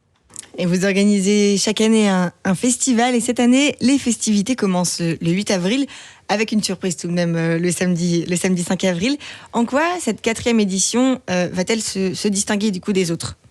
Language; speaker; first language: French; native; French